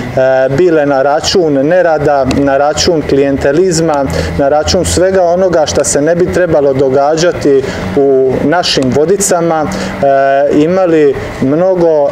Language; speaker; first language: Serbian; native; Serbian